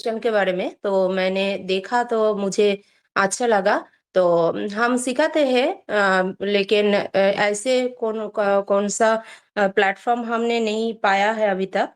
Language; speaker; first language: Hindi; non-native, local second language; Bangla